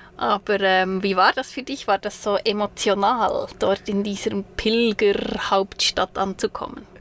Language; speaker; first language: German; native; German